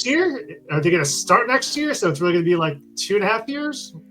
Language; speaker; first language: English; native; English